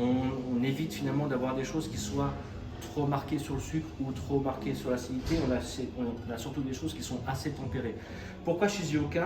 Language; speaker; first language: French; native; French